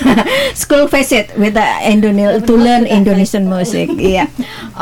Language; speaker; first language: English; non-native, learner; Indonesian